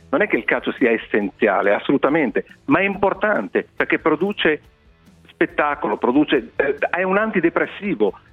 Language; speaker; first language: Italian; native; Italian